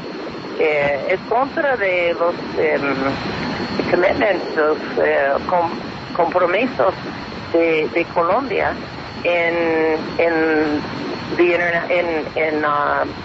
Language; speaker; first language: Spanish; non-native, fluent; English